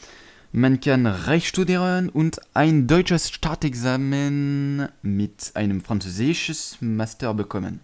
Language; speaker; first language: German; non-native, learner; French